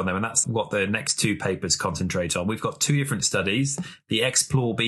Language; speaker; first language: English; native; English